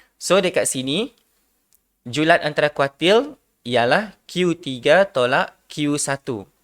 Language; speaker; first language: Malay; non-native, local second language; Iban